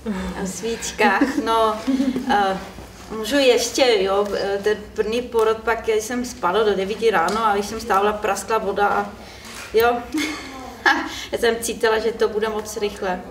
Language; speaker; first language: Czech; non-native, learner; German